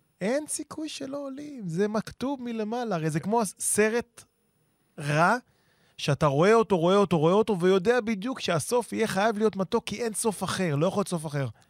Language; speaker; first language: Hebrew; native; Hebrew